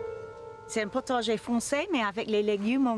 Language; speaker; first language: French; non-native, learner; English